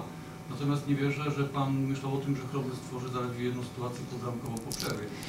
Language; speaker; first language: Polish; native; Polish